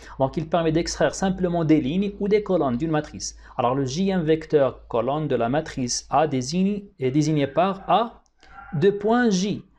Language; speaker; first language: French; non-native, local second language; Arabic